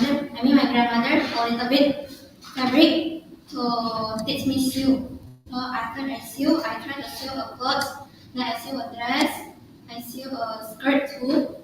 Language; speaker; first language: English; non-native, learner; Indonesian